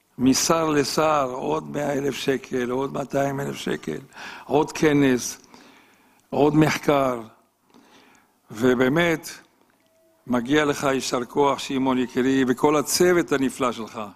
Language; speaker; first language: Hebrew; native; Hebrew